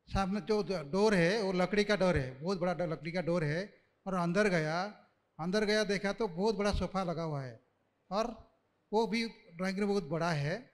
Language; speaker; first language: Hindi; native; Hindi